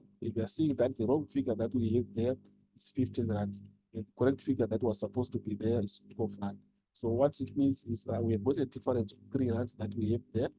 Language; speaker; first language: English; non-native, local second language; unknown